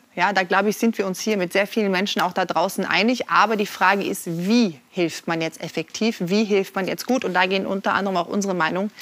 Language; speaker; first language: German; non-native, fluent; Norwegian